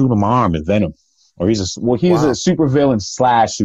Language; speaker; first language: English; native; English